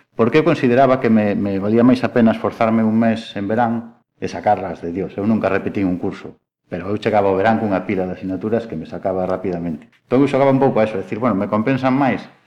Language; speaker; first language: Galician; native; Galician